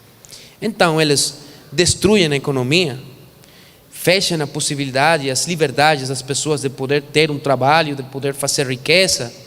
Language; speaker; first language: Portuguese; non-native, fluent; Spanish